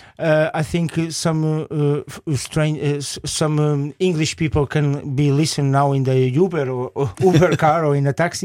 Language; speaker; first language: English; non-native, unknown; Portuguese